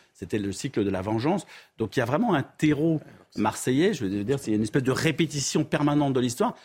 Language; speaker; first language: French; native; French